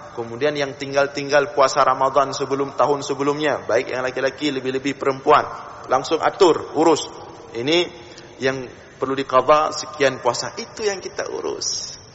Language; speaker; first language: Malay; non-native, local second language; Achinese